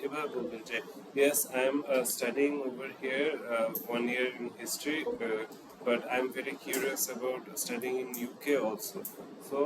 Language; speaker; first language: English; non-native, fluent; Bangla